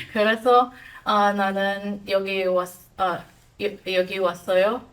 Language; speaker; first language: Korean; non-native, learner; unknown